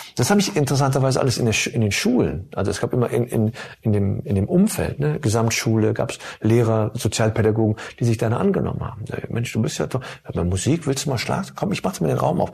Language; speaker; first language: German; early bilingual, other home language; Turkish